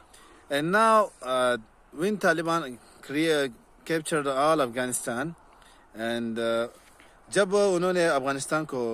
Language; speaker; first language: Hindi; non-native, learner; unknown